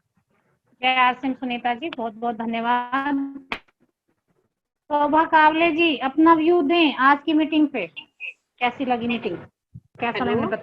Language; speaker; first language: Hindi; native; Hindi